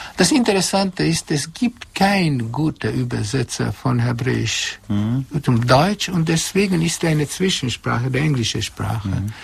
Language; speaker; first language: German; non-native, fluent; Hungarian